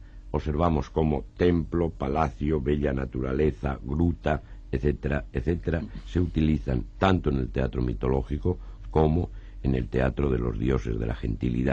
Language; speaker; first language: Spanish; native; Spanish